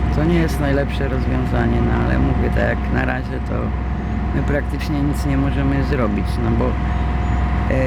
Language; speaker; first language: Polish; native; Polish